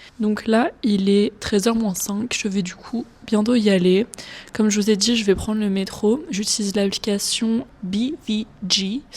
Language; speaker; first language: French; native; French